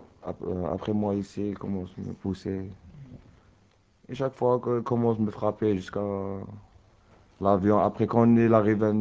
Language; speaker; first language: French; non-native, learner; Arabic